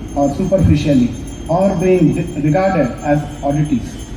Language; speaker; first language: English; non-native, local second language; Telugu